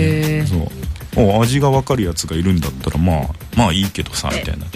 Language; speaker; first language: Japanese; native; Japanese